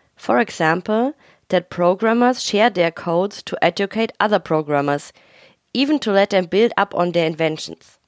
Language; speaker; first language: English; non-native, fluent; German